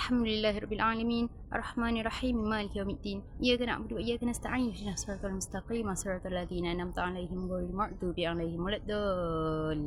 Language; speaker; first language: Malay; native; Malay